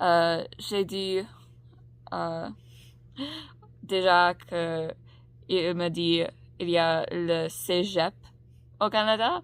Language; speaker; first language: French; non-native, learner; English